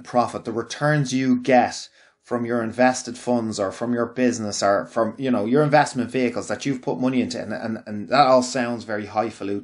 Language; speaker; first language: English; native; English